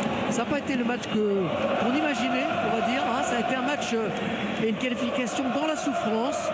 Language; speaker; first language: French; native; French